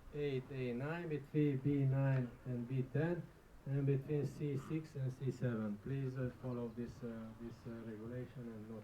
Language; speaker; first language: English; non-native, learner; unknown